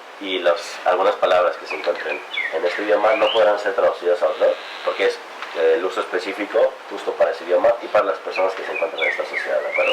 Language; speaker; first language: Spanish; native; Spanish